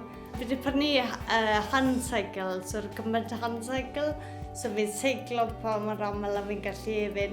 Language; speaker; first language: Welsh; native; Welsh